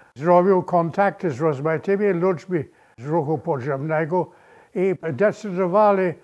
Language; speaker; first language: Polish; early bilingual, other home language; English